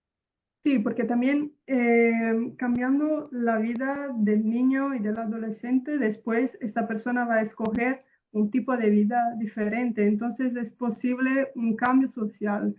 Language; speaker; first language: Spanish; non-native, fluent; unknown